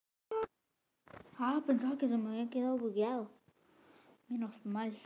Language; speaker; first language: Spanish; early bilingual, other home language; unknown